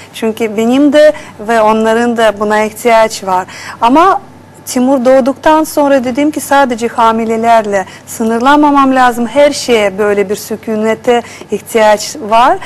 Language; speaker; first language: Turkish; non-native, fluent; Russian